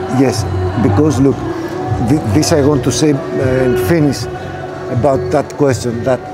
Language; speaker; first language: English; non-native, fluent; Greek